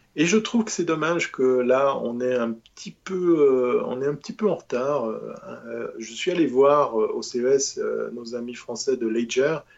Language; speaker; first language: French; native; French